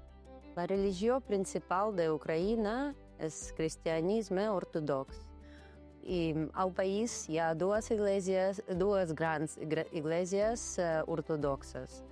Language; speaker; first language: Catalan; non-native, learner; Ukrainian